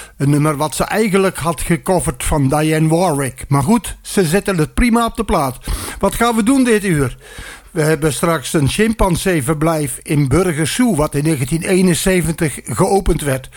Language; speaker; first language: Dutch; native; Dutch